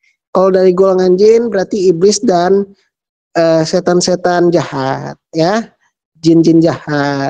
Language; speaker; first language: Indonesian; native; Indonesian